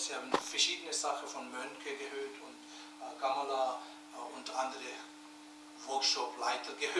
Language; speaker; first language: German; non-native, learner; Tibetan